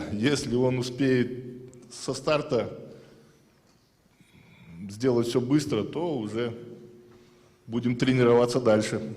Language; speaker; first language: Russian; native; Russian